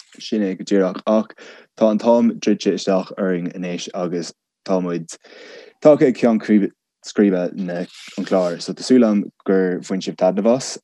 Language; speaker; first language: Irish; non-native, local second language; English